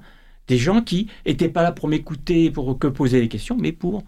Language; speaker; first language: French; native; French